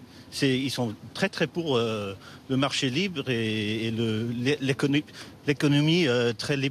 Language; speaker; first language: French; non-native, fluent; English